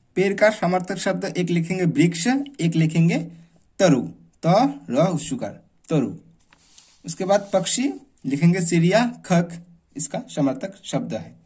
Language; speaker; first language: Hindi; non-native, local second language; Assamese